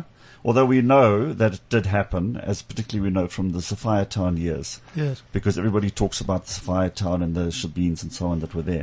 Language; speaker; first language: English; native; English